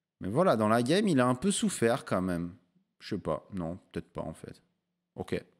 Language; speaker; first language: French; native; French